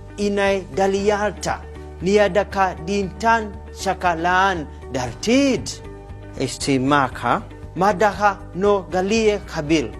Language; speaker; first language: Somali; non-native, learner; Kamba